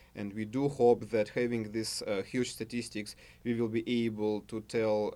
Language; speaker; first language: English; non-native, fluent; Russian